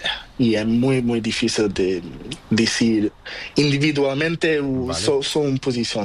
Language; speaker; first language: Spanish; non-native, learner; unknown